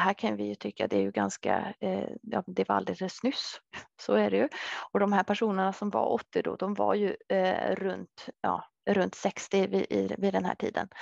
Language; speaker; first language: Swedish; native; Swedish